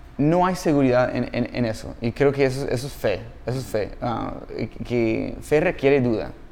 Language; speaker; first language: Spanish; non-native, fluent; English